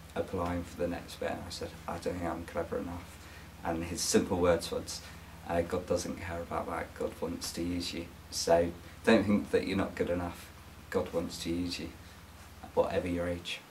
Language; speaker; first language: English; native; English